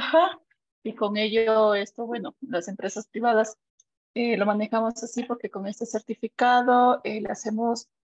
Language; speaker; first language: Spanish; native; Spanish